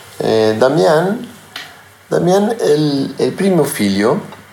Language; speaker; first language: Italian; non-native, learner; Spanish